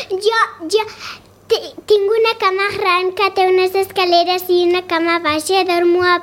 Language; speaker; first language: Catalan; non-native, local second language; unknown